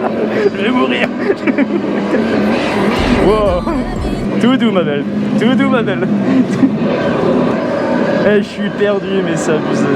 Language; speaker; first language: French; native; French